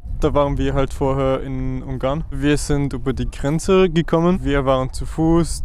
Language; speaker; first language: German; non-native, fluent; Arabic